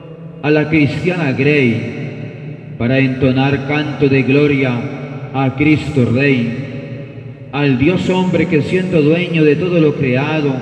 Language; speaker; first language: Spanish; native; Spanish